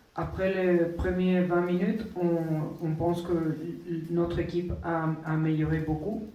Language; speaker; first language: French; non-native, fluent; Spanish